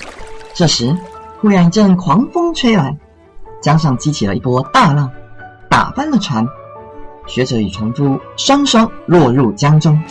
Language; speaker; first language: Chinese; native; Chinese